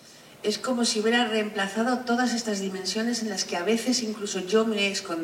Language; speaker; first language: Spanish; native; Spanish